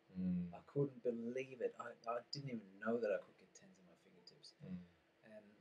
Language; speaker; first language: English; non-native, fluent; German